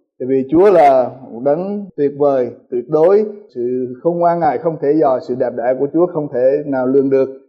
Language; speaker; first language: Vietnamese; early bilingual, heritage; Vietnamese